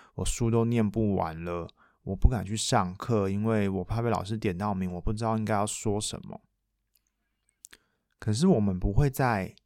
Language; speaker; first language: Chinese; non-native, local second language; Min Nan Chinese